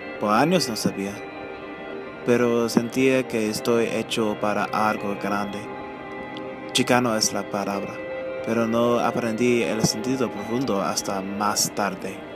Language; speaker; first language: Spanish; early bilingual, heritage; Spanish